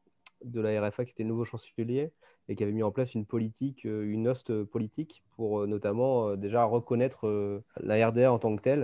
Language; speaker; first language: French; native; French